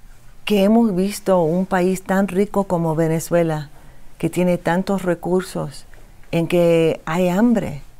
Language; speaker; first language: Spanish; non-native, fluent; English